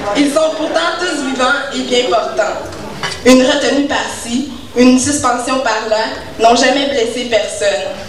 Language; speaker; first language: French; native; French